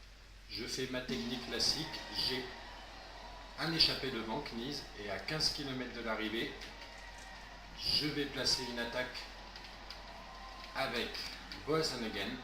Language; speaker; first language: French; native; French